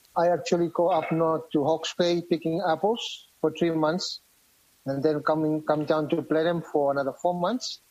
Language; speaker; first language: English; non-native, fluent; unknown